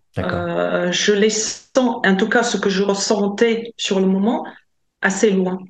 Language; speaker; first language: French; non-native, fluent; Latvian